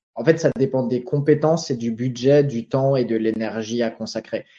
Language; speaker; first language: French; native; French